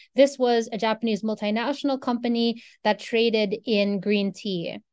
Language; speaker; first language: English; non-native, local second language; Filipino